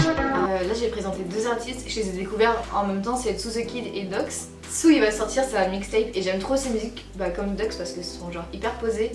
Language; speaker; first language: French; native; French